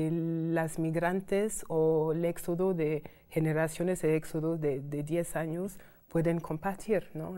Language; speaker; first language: Spanish; non-native, fluent; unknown